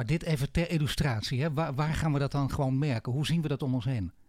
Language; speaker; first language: Dutch; native; Dutch